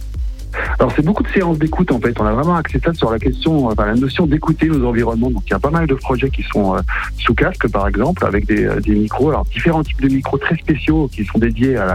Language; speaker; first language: French; native; French